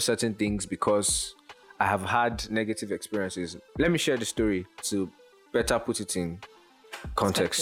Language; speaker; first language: English; non-native, local second language; Yoruba